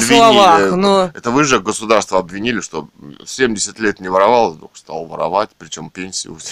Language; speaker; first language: Russian; native; Russian